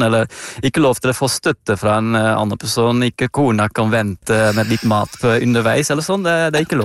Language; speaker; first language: Norwegian; non-native, fluent; Dutch